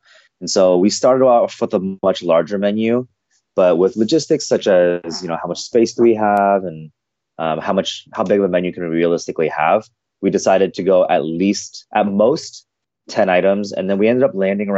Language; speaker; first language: English; native; English